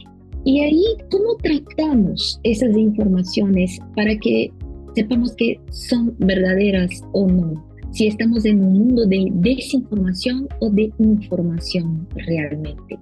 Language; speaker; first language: Spanish; non-native, fluent; Portuguese